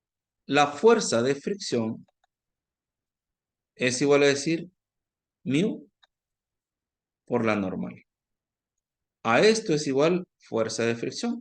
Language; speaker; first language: Spanish; native; Spanish